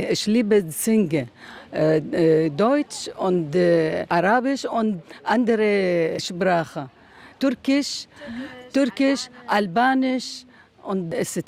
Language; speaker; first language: German; non-native, learner; Arabic